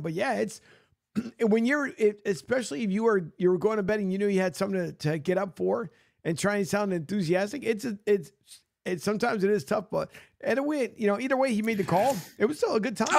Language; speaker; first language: English; native; English